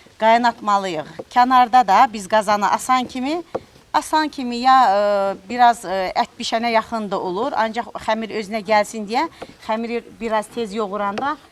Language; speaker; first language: Azerbaijani; non-native, local second language; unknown